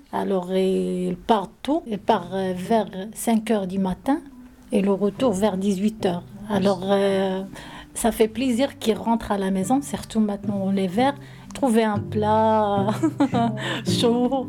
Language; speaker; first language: French; non-native, learner; Arabic